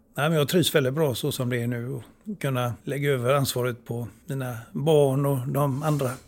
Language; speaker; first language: Swedish; native; Swedish